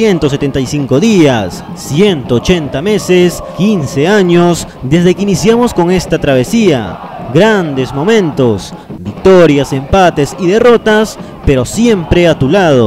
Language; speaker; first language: Spanish; native; Spanish